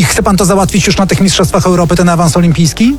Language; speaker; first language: Polish; native; Polish